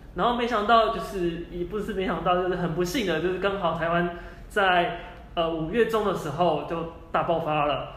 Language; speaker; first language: Chinese; native; Chinese